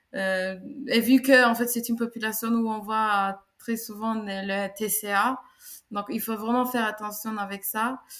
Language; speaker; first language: French; non-native, fluent; Turkish